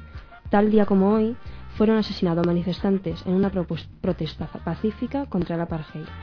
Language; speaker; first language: Spanish; native; Spanish